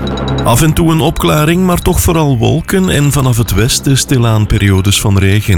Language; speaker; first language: Dutch; native; Dutch